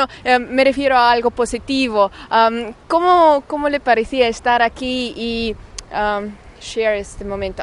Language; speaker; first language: Spanish; non-native, learner; Russian